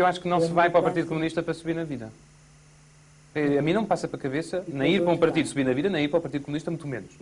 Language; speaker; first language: Portuguese; native; Portuguese